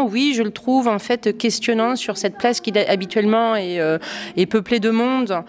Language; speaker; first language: French; native; French